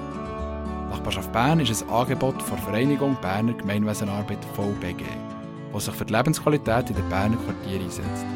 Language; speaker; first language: German; native; German